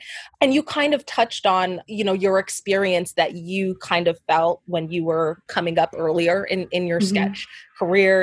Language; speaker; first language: English; native; English